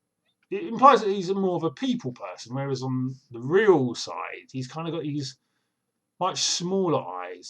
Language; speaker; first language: English; native; English